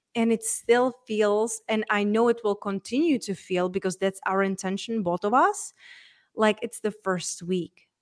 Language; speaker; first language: English; non-native, fluent; Czech